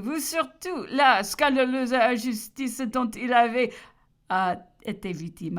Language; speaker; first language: French; non-native, learner; English